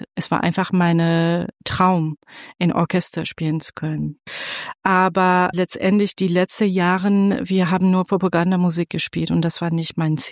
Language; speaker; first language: German; non-native, fluent; Persian